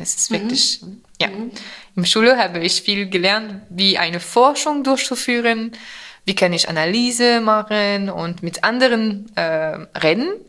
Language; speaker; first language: German; non-native, fluent; French